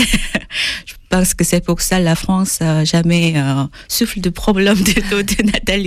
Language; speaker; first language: French; non-native, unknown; Korean